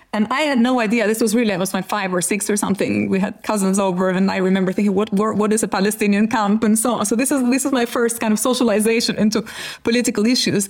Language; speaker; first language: English; non-native, fluent; Albanian